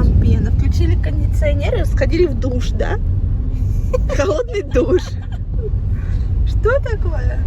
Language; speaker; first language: Russian; native; Russian